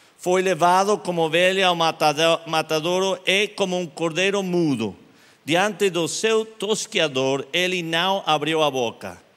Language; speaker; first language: Portuguese; non-native, learner; English